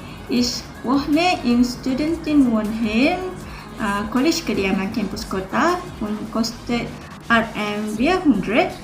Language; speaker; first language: German; non-native, learner; Malay